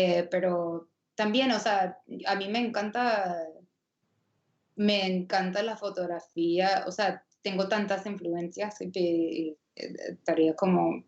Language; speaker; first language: Spanish; non-native, fluent; English